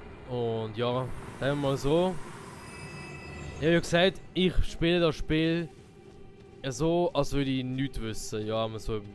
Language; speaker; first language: German; native; German